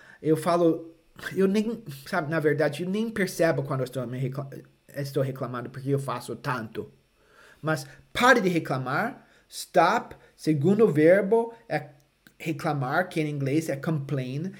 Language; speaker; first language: Portuguese; non-native, fluent; English